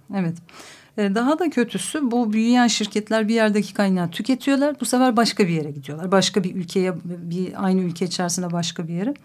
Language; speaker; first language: Turkish; native; Turkish